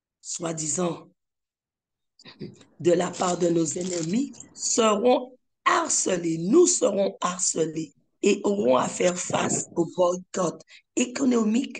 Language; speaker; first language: French; native; French